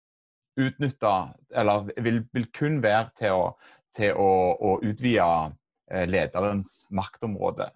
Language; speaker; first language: Norwegian; native; Norwegian